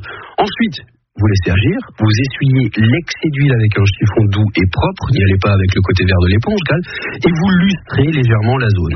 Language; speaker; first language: French; native; French